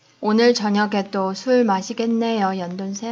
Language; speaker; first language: Korean; non-native, fluent; Chinese